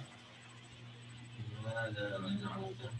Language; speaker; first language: Arabic; non-native, learner; English